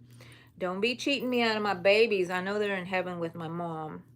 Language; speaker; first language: English; native; English